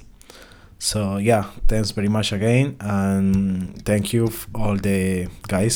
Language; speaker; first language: English; non-native, learner; Spanish